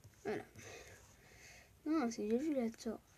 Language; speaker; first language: French; native; French